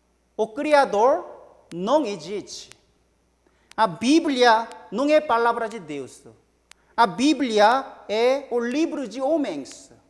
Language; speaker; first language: Portuguese; non-native, learner; Korean